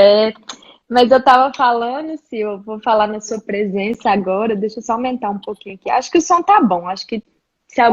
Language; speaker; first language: Portuguese; native; Portuguese